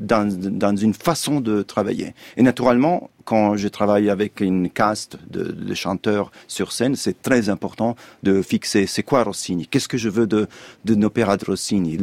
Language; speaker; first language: French; non-native, fluent; Italian